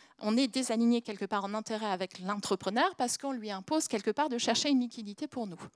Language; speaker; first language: French; native; French